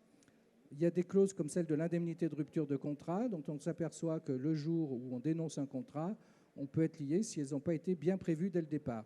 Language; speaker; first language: French; native; French